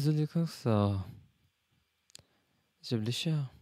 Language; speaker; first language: French; non-native, learner; English